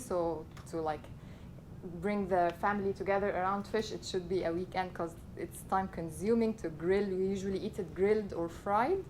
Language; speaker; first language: English; non-native, local second language; Arabic